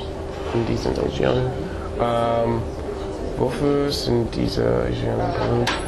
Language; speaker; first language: German; non-native, learner; English